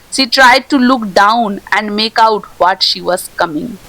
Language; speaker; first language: English; non-native, local second language; Bangla